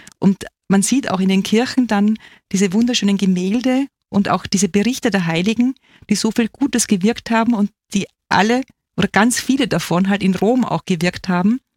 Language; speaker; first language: German; native; German